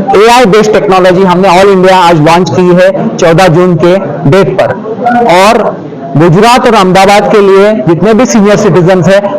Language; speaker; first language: Hindi; non-native, local second language; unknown